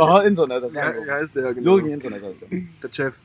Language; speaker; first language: German; native; German